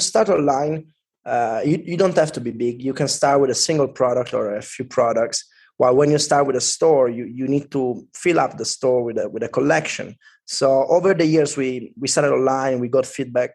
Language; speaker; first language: English; non-native, fluent; Italian